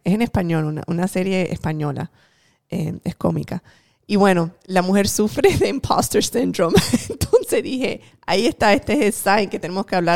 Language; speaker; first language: Spanish; early bilingual, other home language; English